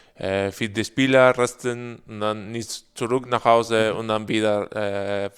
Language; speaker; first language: German; non-native, learner; Spanish